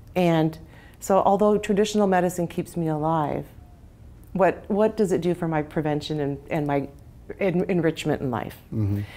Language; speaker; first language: English; native; English